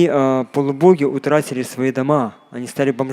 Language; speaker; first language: Russian; native; Russian